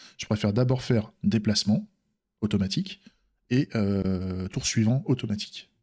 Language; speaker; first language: French; native; French